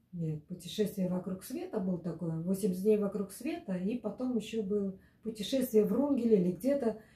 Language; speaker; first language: Russian; native; Russian